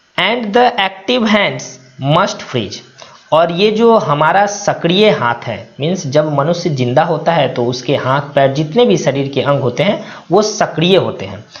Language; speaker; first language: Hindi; native; Hindi